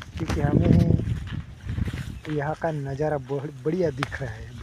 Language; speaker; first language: Hindi; non-native, local second language; Gujarati